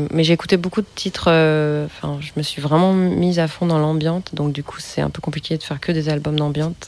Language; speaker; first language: French; native; French